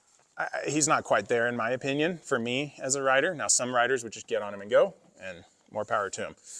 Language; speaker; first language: English; native; English